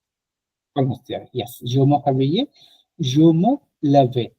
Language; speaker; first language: French; non-native, fluent; Bangla